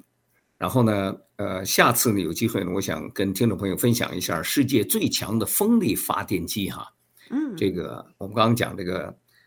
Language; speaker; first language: Chinese; native; Chinese